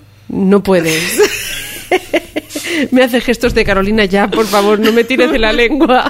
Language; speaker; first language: Spanish; native; Spanish